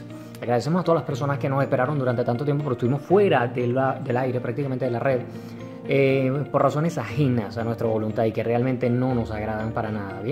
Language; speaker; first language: Spanish; native; Spanish